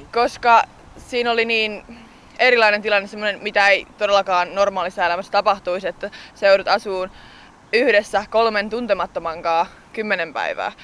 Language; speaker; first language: Finnish; native; Finnish